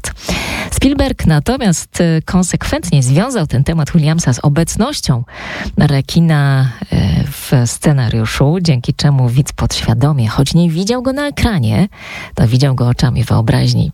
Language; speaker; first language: Polish; native; Polish